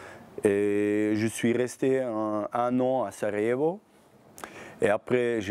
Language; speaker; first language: French; non-native, learner; Bosnian